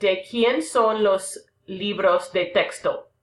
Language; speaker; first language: Spanish; non-native, fluent; English